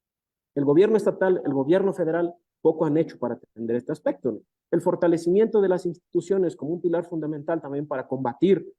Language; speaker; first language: Spanish; native; Spanish